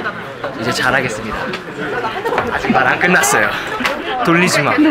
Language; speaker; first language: Korean; native; Korean